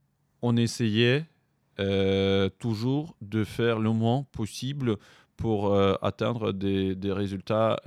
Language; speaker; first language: French; non-native, fluent; Ukrainian